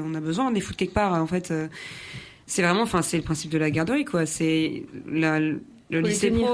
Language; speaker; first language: French; native; French